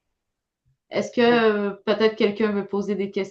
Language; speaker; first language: French; native; French